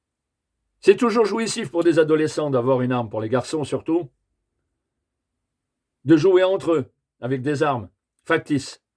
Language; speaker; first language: French; native; French